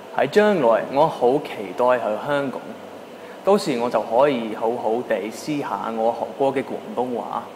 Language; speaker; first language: Cantonese; non-native, learner; English